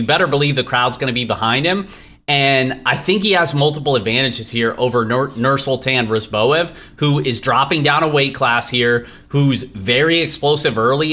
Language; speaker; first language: English; native; English